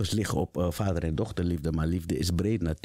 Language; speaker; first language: Dutch; native; Dutch